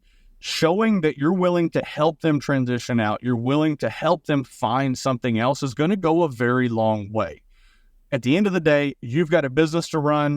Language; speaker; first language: English; native; English